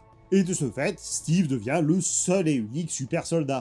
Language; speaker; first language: French; native; French